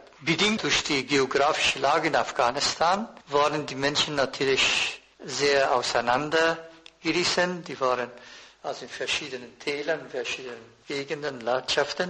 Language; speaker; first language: German; non-native, fluent; Persian